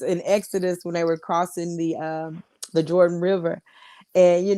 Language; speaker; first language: English; native; English